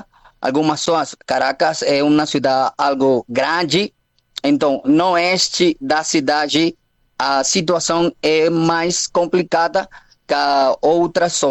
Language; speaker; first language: Portuguese; non-native, fluent; Spanish